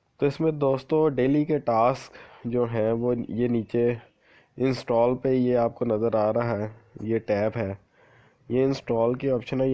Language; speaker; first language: Urdu; non-native, local second language; Punjabi